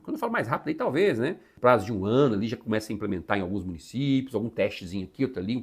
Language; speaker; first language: Portuguese; native; Portuguese